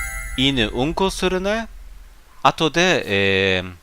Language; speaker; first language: Japanese; non-native, learner; German